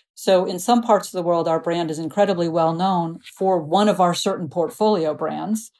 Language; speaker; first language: English; native; English